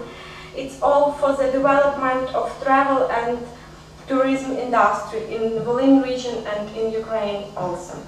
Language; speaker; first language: English; non-native, learner; Ukrainian